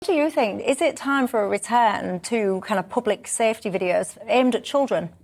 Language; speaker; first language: English; native; English